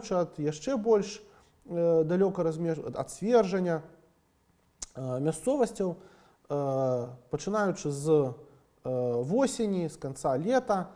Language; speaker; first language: Belarusian; non-native, local second language; Russian